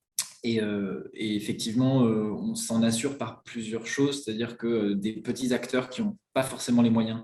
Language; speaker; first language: French; native; French